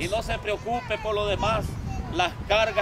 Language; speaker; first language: Spanish; native; Spanish